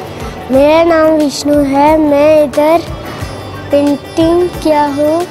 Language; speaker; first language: Hindi; non-native, local second language; Bangla